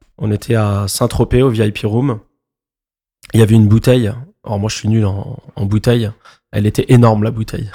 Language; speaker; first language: French; native; French